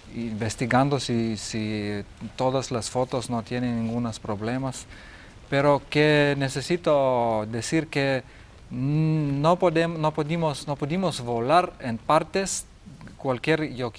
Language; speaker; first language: Spanish; non-native, learner; Lithuanian